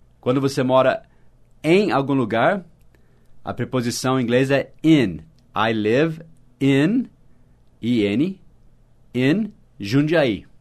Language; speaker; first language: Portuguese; non-native, fluent; English